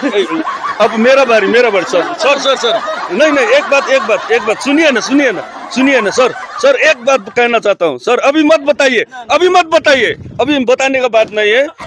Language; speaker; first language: Hindi; non-native, local second language; Nepali